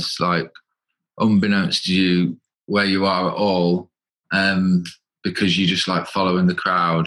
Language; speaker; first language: English; native; English